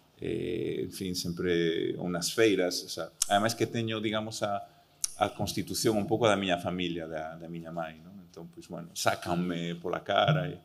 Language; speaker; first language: Galician; early bilingual, heritage; Galician